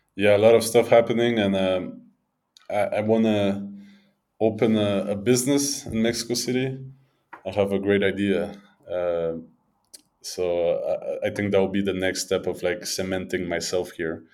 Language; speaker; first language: English; native; English